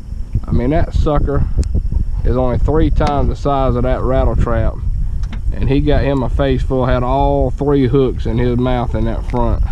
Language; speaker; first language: English; native; English